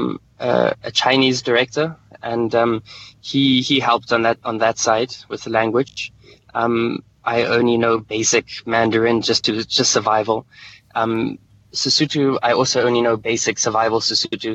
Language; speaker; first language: English; native; English